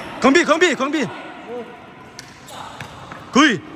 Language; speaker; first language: Korean; native; Korean